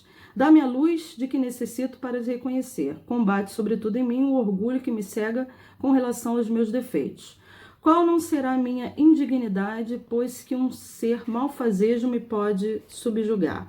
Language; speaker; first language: Portuguese; native; Portuguese